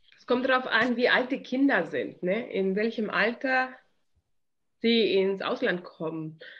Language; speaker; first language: German; non-native, fluent; Spanish